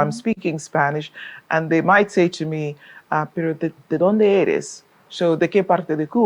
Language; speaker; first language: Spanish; non-native, fluent; English